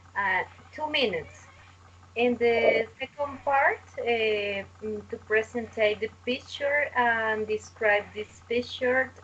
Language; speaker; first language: English; non-native, learner; Spanish